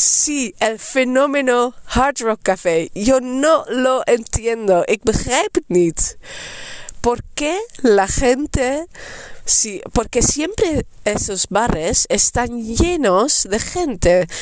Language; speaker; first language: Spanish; non-native, fluent; Dutch